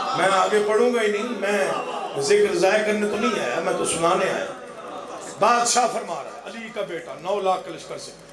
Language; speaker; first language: Urdu; non-native, local second language; Saraiki